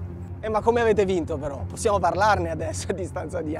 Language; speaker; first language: Italian; native; Italian